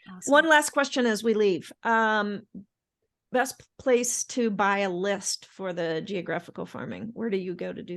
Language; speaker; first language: English; native; English